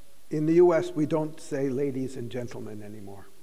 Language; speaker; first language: English; native; English